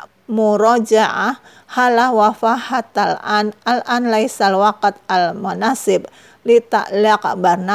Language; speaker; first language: Arabic; non-native, fluent; Indonesian